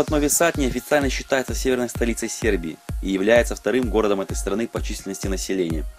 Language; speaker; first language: Russian; native; Russian